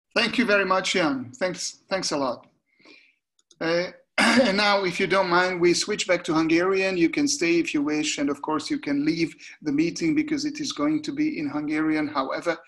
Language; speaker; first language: English; non-native, fluent; Hungarian